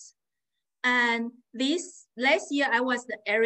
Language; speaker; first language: English; non-native, fluent; Chinese